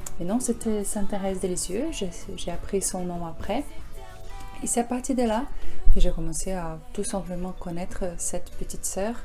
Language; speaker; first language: French; non-native, fluent; Portuguese